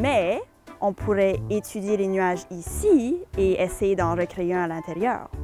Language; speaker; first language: French; native; French